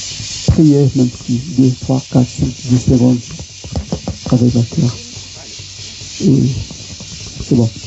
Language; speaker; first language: French; non-native, local second language; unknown